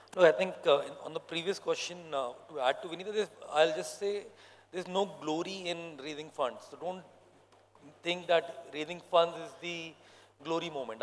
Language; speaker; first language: English; non-native, local second language; Hindi